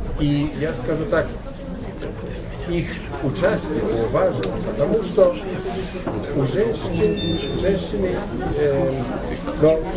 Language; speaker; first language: Russian; non-native, learner; Polish